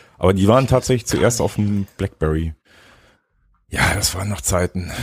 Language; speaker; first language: German; native; German